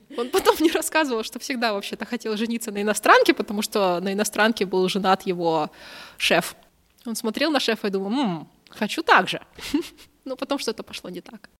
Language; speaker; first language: Russian; native; Russian